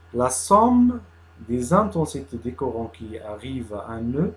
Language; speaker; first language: French; non-native, local second language; Arabic